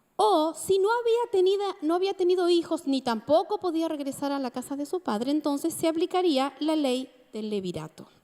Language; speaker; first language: Spanish; native; Spanish